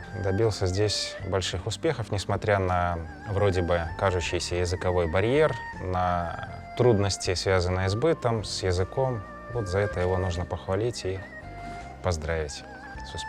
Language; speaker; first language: Russian; native; Russian